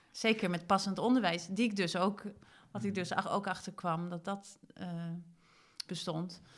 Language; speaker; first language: Dutch; non-native, fluent; Swedish